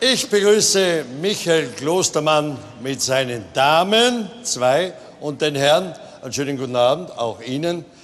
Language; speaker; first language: German; native; German